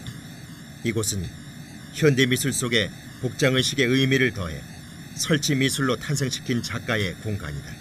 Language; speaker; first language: Korean; native; Korean